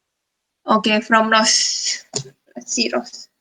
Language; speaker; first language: English; non-native, fluent; Indonesian